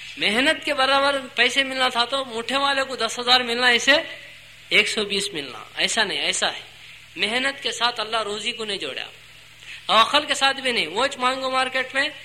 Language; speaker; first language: Urdu; native; Urdu